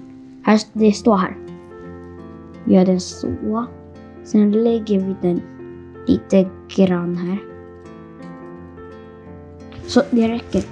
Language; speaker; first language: Swedish; non-native, fluent; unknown